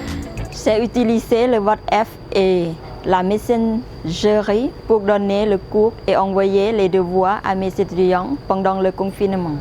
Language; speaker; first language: French; non-native, fluent; Lao